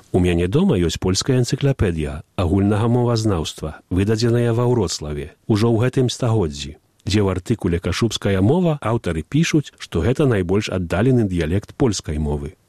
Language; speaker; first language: Belarusian; early bilingual, heritage; Belarusian